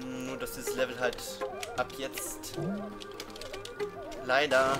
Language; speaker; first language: German; native; German